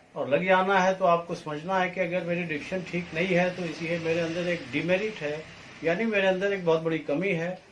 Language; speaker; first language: Hindi; native; Hindi